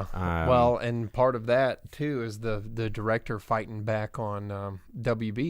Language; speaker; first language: English; native; English